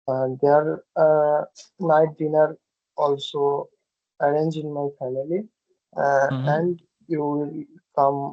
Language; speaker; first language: English; non-native, learner; Bangla